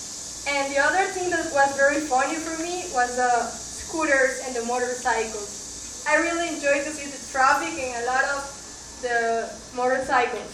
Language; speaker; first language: English; non-native, fluent; Spanish